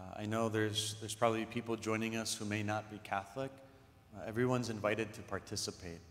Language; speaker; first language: English; native; English